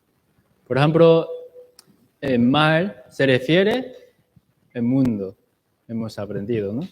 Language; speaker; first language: Spanish; non-native, learner; Chinese